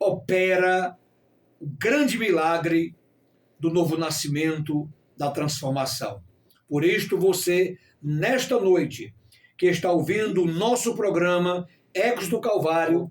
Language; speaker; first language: Portuguese; native; Portuguese